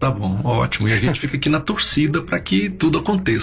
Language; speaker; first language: Portuguese; native; Portuguese